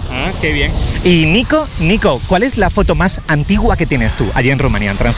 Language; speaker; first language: Spanish; native; Spanish